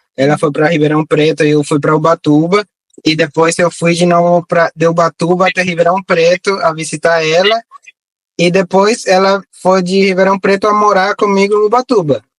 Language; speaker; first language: Portuguese; non-native, fluent; Spanish